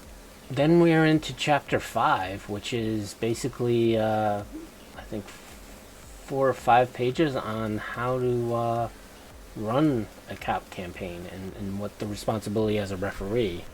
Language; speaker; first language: English; native; English